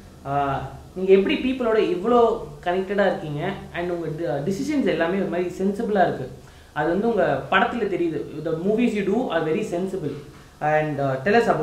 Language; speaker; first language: Tamil; native; Tamil